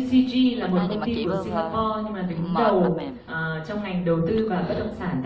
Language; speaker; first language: Vietnamese; native; Vietnamese